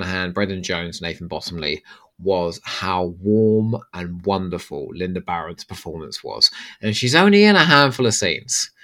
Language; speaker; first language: English; native; English